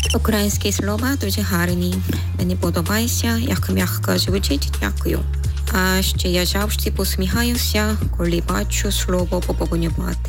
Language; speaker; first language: Ukrainian; non-native, learner; Korean